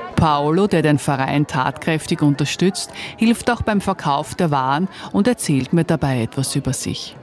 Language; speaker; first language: German; native; German